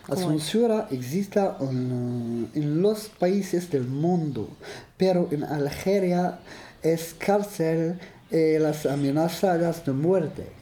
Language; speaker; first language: Spanish; non-native, learner; Arabic